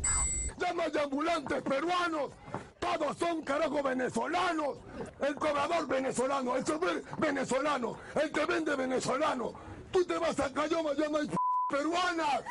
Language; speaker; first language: Spanish; native; Spanish